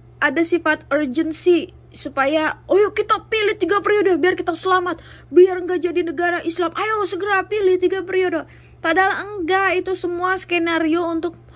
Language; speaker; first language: Indonesian; native; Indonesian